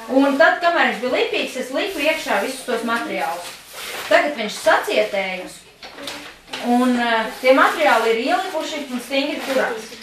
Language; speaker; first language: Latvian; native; Latvian